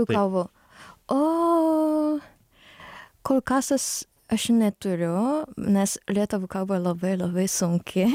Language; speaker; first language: Lithuanian; non-native, learner; Japanese